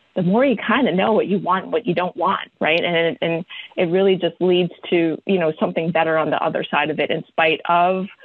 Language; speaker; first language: English; early bilingual, other home language; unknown